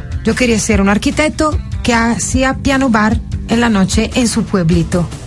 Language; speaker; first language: Spanish; non-native, fluent; Italian